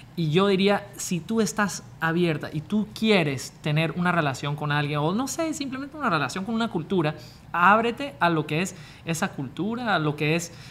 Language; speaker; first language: Spanish; non-native, fluent; English